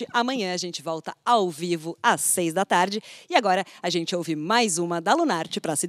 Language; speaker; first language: Portuguese; native; Portuguese